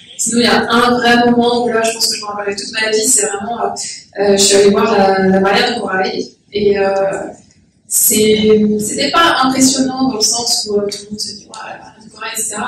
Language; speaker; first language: French; native; French